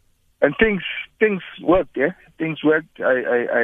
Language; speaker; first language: English; non-native, local second language; Tswana